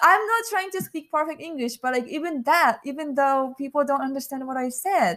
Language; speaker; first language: English; non-native, fluent; Japanese